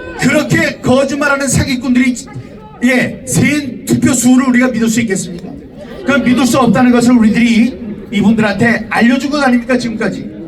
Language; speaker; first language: Korean; native; Korean